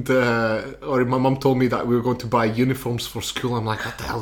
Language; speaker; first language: English; early bilingual, other home language; Slovak